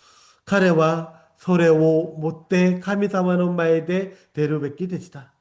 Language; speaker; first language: Japanese; non-native, fluent; Korean